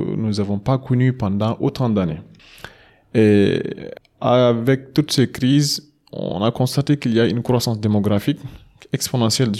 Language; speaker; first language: French; non-native, local second language; Fula